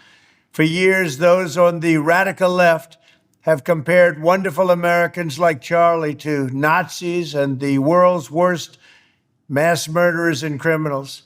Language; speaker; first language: English; native; English